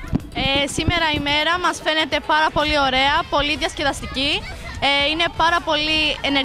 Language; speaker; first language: Greek; early bilingual, other home language; Arabic